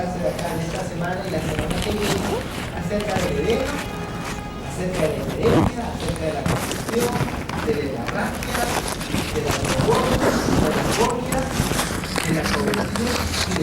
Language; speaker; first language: Spanish; native; Spanish